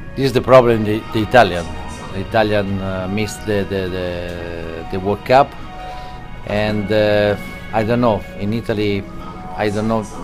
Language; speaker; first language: English; non-native, learner; Italian